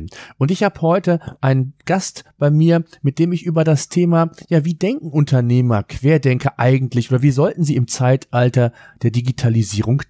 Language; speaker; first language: German; native; German